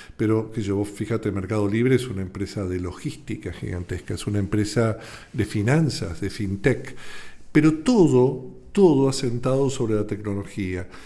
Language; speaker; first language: Spanish; native; Spanish